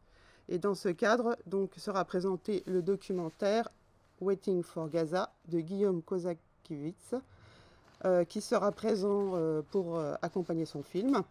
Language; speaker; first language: French; native; French